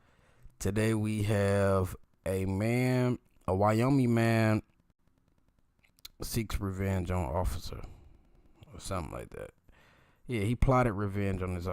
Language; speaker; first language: English; native; English